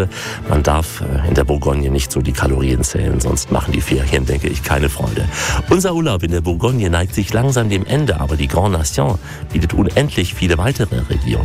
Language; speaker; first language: German; native; German